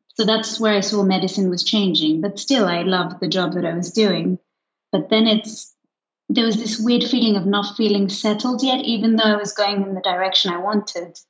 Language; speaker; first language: English; non-native, fluent; Luxembourgish